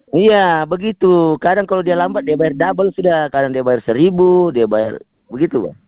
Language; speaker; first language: Indonesian; non-native, local second language; Malay